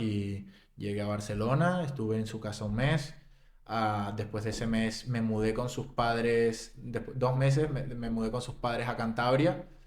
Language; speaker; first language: Spanish; native; Spanish